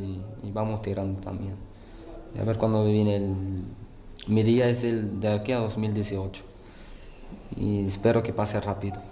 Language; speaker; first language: Spanish; early bilingual, other home language; Arabic